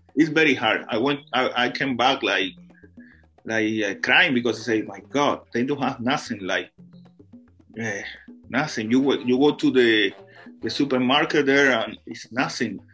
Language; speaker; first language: English; non-native, fluent; Spanish